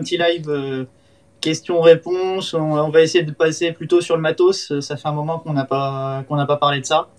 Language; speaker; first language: French; native; French